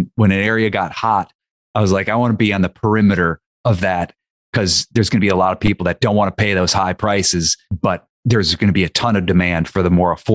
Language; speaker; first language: English; native; English